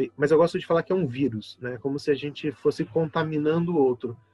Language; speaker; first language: Portuguese; native; Portuguese